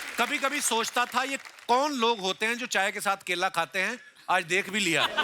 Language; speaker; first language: Hindi; non-native, local second language; Punjabi